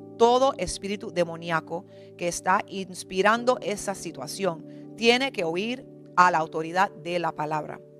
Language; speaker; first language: Spanish; early bilingual, heritage; Spanish